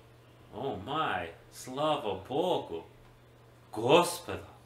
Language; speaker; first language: Russian; non-native, learner; English